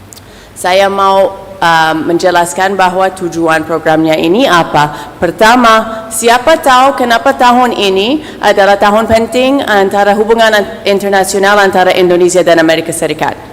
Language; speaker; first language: Indonesian; non-native, fluent; English